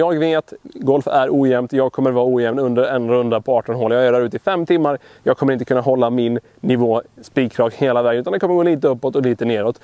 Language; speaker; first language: Swedish; native; Swedish